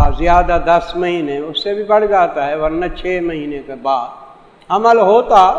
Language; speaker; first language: Urdu; native; Urdu